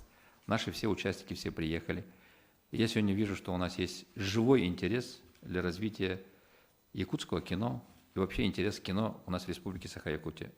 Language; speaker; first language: Russian; native; Russian